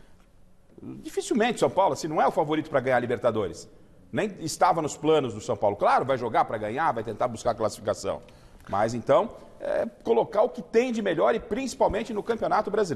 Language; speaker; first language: Portuguese; native; Portuguese